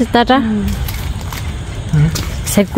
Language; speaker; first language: English; non-native, learner; Vietnamese